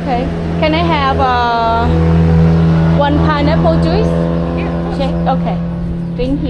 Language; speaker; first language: English; non-native, learner; Thai